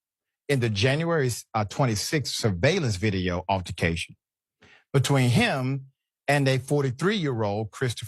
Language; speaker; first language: English; native; English